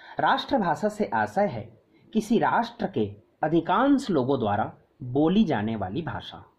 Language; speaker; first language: Hindi; native; Hindi